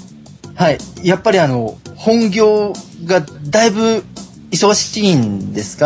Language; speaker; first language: Japanese; native; Japanese